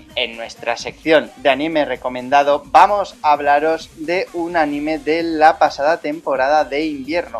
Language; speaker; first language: Spanish; native; Spanish